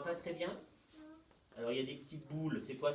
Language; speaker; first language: French; native; French